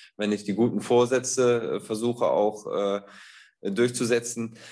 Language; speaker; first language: German; native; German